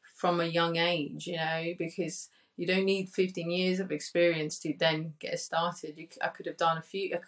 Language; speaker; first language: English; early bilingual, other home language; Spanish